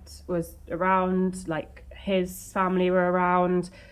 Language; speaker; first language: English; native; English